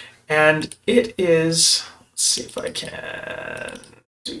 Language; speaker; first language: English; native; English